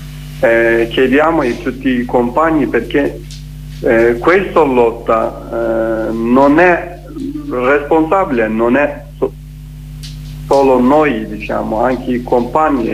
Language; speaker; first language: Italian; non-native, learner; Kurdish